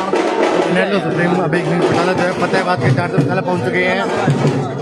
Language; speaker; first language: Hindi; native; Hindi